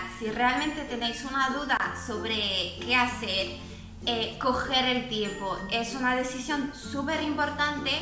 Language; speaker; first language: Spanish; non-native, fluent; French